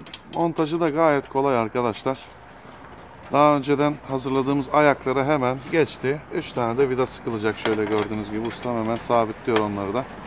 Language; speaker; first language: Turkish; native; Turkish